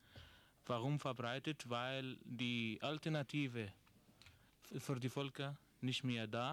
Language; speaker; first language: German; non-native, learner; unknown